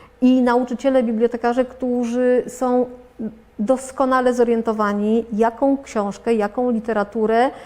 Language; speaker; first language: Polish; native; Polish